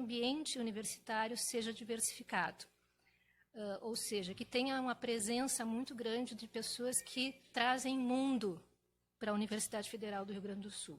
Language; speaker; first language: Portuguese; native; Portuguese